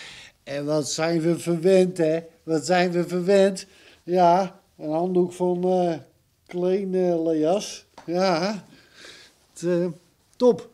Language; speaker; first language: Dutch; native; Dutch